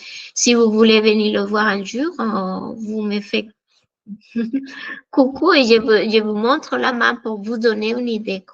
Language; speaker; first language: French; non-native, fluent; Spanish